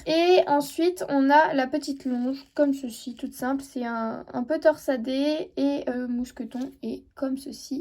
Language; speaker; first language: French; native; French